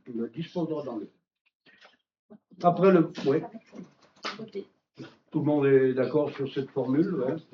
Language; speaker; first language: French; native; French